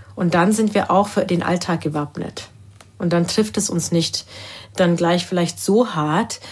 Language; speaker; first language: German; early bilingual, other home language; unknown